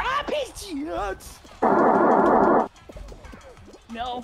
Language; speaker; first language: Russian; non-native, learner; English